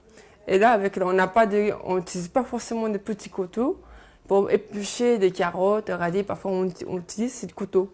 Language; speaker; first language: French; non-native, fluent; Japanese